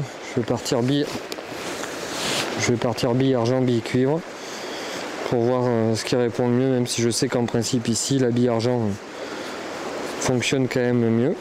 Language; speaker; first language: French; native; French